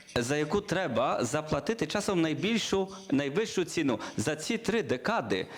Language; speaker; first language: Ukrainian; non-native, learner; Polish